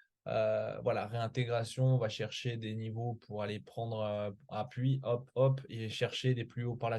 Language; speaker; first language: French; native; French